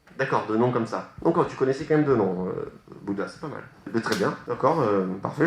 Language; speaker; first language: French; native; French